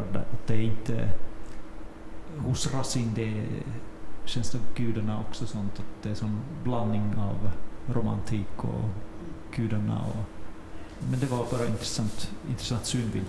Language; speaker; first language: Swedish; non-native, fluent; Finnish